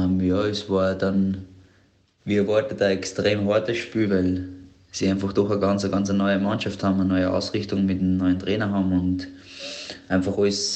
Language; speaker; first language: German; native; German